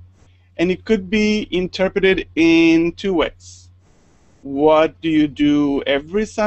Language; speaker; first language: English; non-native, fluent; Spanish